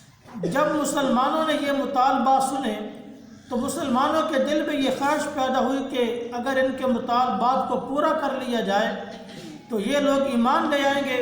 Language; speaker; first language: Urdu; non-native, local second language; Punjabi